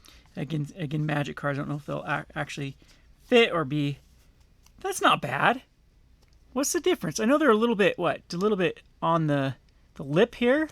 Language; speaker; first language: English; native; English